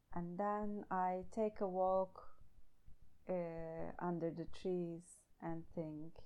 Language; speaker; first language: English; non-native, fluent; Turkish